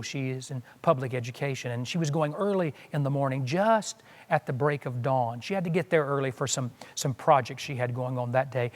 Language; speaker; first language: English; native; English